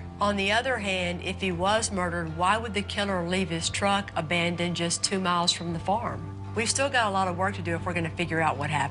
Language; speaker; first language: English; native; English